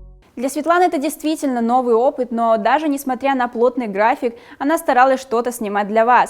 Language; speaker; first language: Russian; native; Russian